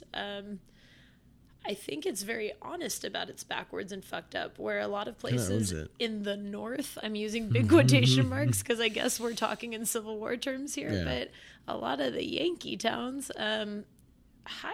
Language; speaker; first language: English; native; English